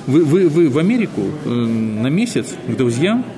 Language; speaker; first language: Russian; native; Russian